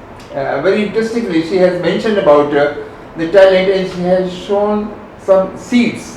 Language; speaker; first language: English; non-native, local second language; Bangla